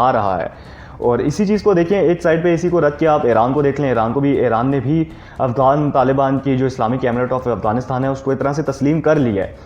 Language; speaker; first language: Urdu; non-native, local second language; Punjabi